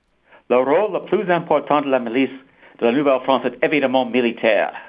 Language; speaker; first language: French; non-native, fluent; English